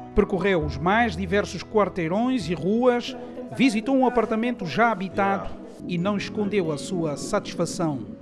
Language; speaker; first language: Portuguese; native; Portuguese